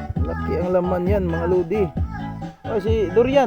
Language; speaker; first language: Filipino; non-native, local second language; Cebuano